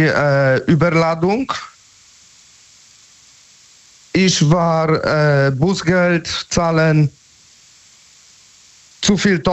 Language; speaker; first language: German; non-native, learner; Polish